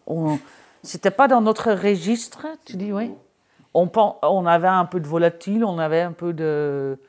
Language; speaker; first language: French; non-native, fluent; Dutch